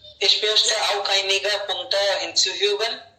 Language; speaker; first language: German; non-native, learner; Hindi